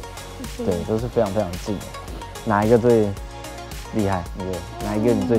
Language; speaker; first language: Chinese; native; Chinese